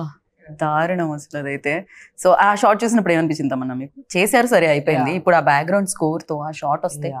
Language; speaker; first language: Telugu; native; Telugu